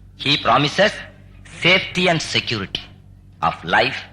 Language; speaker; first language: English; non-native, local second language; Tamil